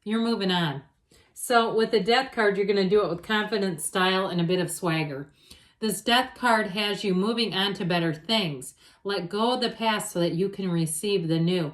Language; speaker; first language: English; native; English